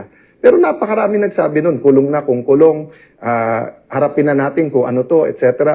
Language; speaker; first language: Filipino; native; Filipino